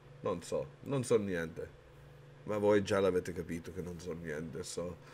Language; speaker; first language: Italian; early bilingual, heritage; Italian